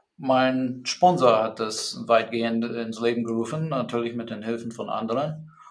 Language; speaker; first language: German; non-native, fluent; English